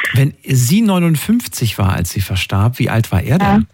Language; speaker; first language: German; native; German